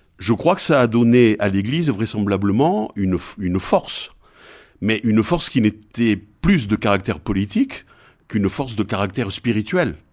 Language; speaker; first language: French; native; French